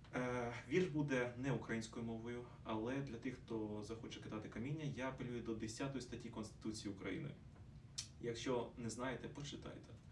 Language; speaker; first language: Ukrainian; non-native, local second language; Russian